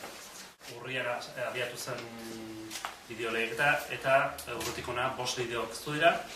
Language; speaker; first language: Basque; native; Basque